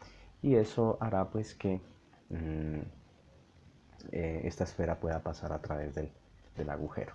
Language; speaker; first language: Spanish; native; Spanish